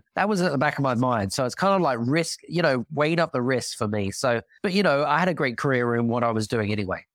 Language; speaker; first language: English; native; English